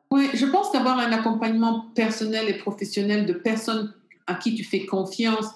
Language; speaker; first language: French; non-native, local second language; Bambara